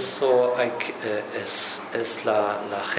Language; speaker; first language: Spanish; non-native, fluent; French